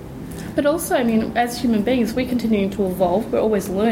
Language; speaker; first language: English; native; English